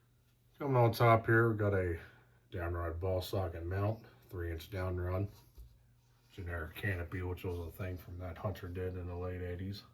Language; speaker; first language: English; native; English